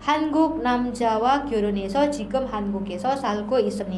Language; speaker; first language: Korean; non-native, fluent; Indonesian